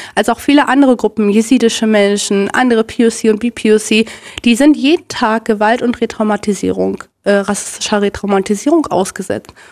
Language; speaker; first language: German; native; German